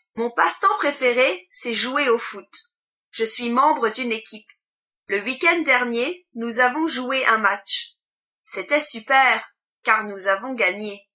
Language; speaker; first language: French; non-native, learner; English